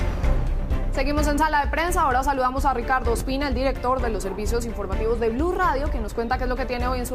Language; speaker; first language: Spanish; native; Spanish